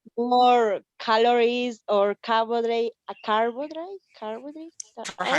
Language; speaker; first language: English; non-native, learner; Spanish